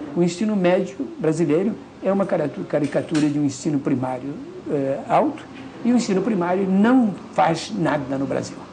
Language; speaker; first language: Portuguese; native; Portuguese